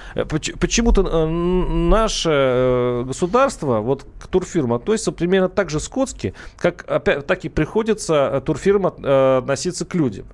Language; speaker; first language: Russian; native; Russian